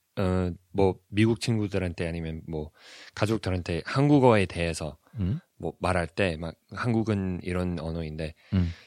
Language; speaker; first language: Korean; non-native, fluent; English